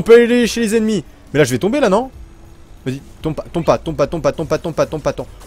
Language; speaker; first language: French; native; French